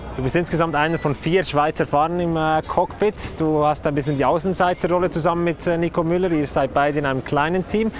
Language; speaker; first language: German; native; German